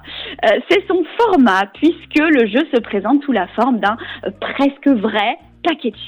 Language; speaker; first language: French; native; French